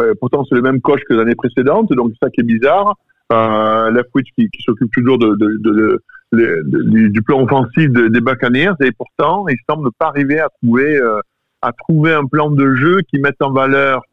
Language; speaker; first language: French; native; French